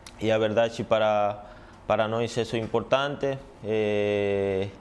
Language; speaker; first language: Portuguese; non-native, fluent; Spanish